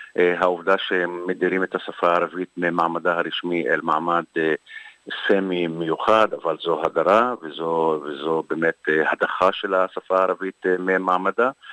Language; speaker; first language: Hebrew; non-native, local second language; Arabic